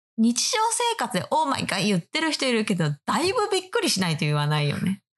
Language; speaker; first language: Japanese; native; Japanese